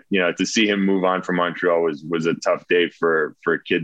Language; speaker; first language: English; native; English